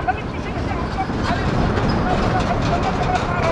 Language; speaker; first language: Hindi; non-native, local second language; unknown